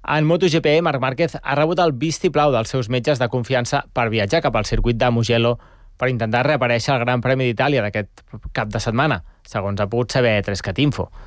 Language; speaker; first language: Catalan; native; Catalan